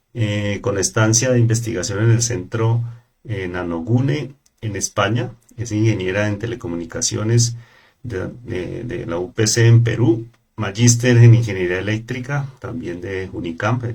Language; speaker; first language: Spanish; native; Spanish